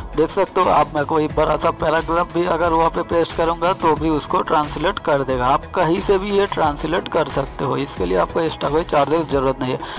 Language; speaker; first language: Hindi; non-native, local second language; Bangla